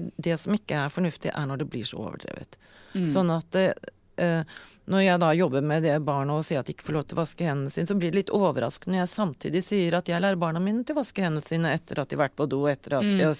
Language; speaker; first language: Norwegian; native; Norwegian